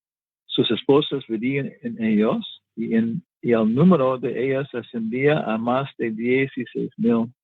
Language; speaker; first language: Spanish; non-native, learner; English